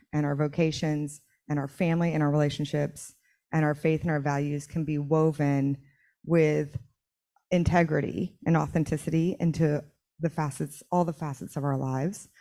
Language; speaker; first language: English; native; English